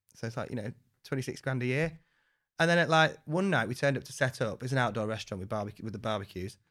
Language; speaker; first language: English; native; English